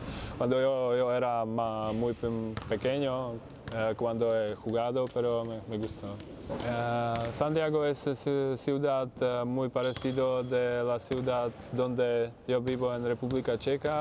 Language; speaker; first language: Spanish; non-native, learner; Czech